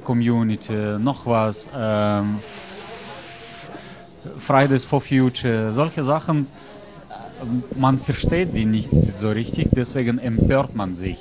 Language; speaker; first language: German; non-native, fluent; Russian